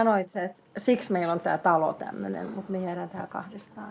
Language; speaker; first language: Finnish; native; Finnish